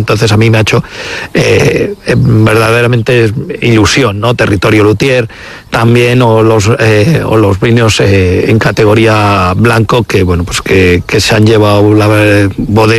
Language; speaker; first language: Spanish; native; Spanish